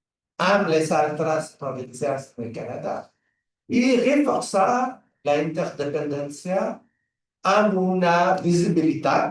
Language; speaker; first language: Catalan; non-native, learner; French